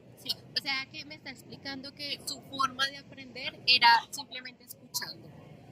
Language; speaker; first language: Spanish; native; Spanish